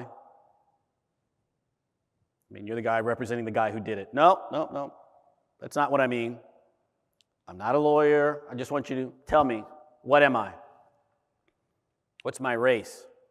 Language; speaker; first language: English; early bilingual, other home language; German